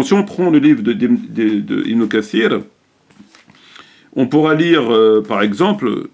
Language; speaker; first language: French; native; French